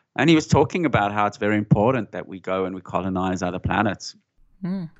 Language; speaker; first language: English; native; English